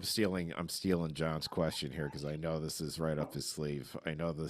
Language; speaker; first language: English; native; English